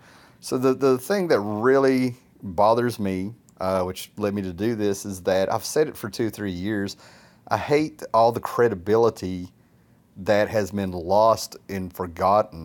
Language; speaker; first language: English; native; English